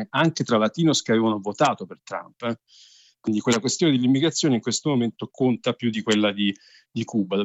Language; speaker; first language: Italian; native; Italian